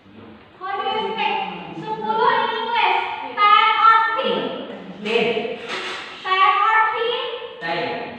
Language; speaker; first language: English; non-native, learner; Indonesian